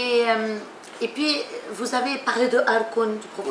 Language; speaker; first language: French; non-native, local second language; Arabic